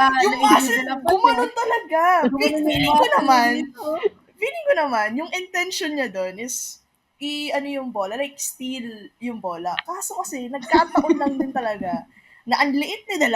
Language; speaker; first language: Filipino; native; Filipino